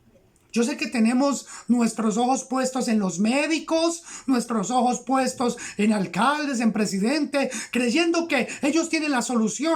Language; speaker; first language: Spanish; native; Spanish